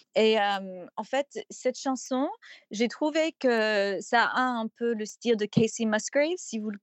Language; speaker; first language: French; non-native, fluent; English